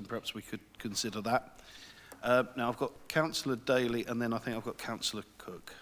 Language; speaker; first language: English; native; English